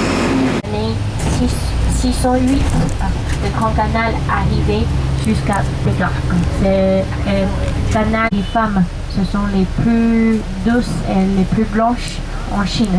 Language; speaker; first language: French; non-native, fluent; Chinese